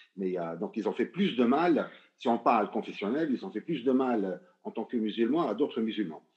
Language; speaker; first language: French; non-native, local second language; Arabic